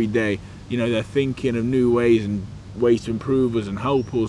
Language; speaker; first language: English; native; English